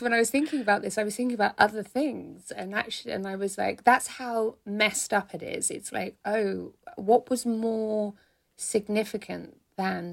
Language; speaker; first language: English; native; English